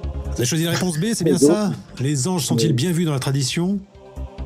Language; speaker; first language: French; native; French